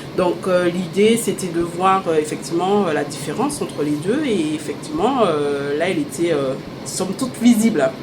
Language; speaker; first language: French; native; French